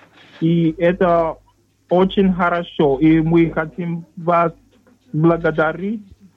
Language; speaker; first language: Russian; non-native, learner; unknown